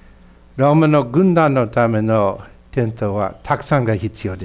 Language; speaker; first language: Japanese; non-native, fluent; English